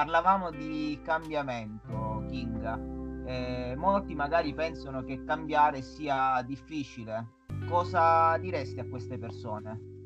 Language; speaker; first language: Italian; native; Italian